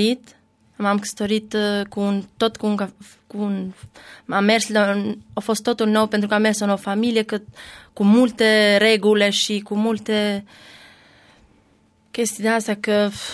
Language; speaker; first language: Romanian; non-native, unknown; Albanian